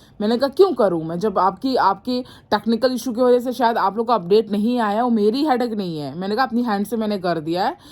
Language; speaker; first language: Hindi; non-native, local second language; Mizo